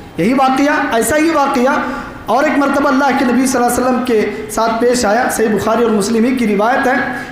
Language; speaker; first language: Urdu; native; Urdu